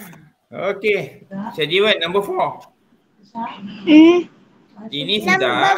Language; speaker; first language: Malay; non-native, local second language; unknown